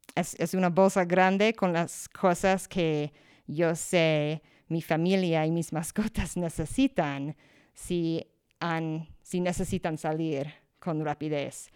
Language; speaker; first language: Spanish; non-native, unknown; English